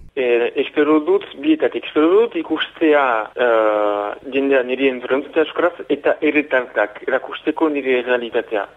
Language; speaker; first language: Basque; non-native, local second language; French